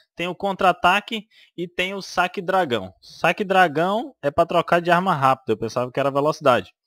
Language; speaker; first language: Portuguese; native; Portuguese